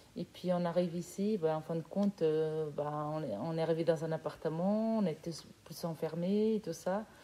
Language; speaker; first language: French; non-native, fluent; Portuguese